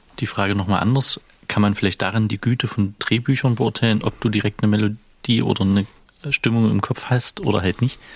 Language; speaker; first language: German; native; German